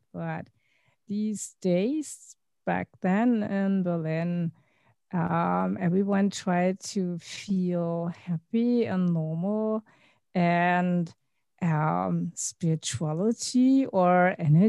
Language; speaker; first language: English; non-native, fluent; German